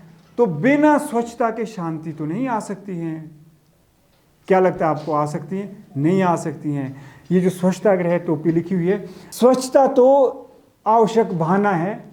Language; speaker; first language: Hindi; native; Hindi